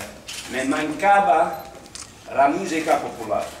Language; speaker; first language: Spanish; non-native, learner; Czech